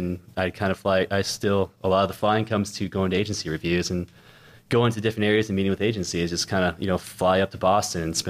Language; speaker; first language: English; native; English